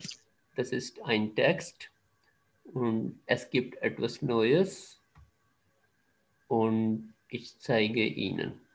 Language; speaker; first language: German; non-native, fluent; Urdu